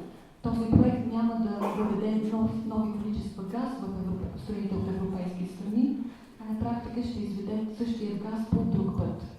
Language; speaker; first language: Bulgarian; native; Bulgarian